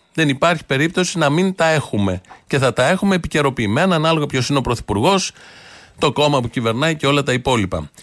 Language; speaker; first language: Greek; native; Greek